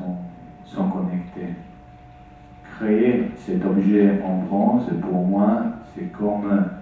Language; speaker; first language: French; non-native, fluent; Italian